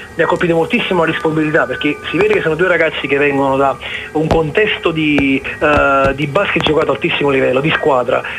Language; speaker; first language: Italian; native; Italian